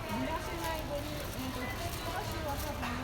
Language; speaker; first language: Japanese; native; Japanese